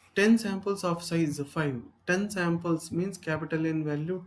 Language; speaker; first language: English; non-native, local second language; Telugu